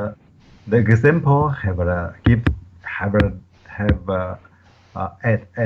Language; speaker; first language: English; non-native, learner; Chinese